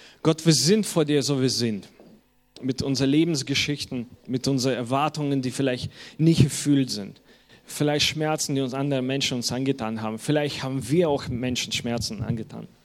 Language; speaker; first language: German; non-native, fluent; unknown